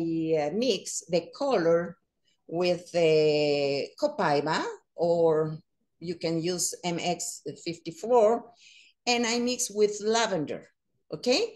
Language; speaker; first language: English; non-native, learner; Spanish